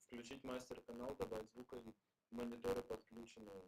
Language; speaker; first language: Russian; native; Russian